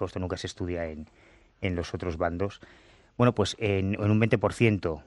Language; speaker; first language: Spanish; native; Spanish